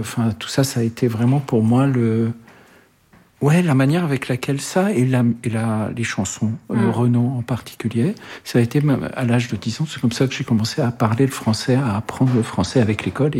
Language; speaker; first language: French; early bilingual, other home language; Arabic